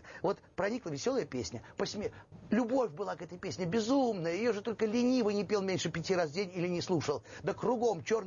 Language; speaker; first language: Russian; native; Russian